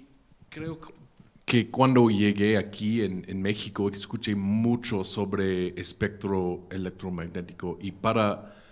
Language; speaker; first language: Spanish; non-native, fluent; English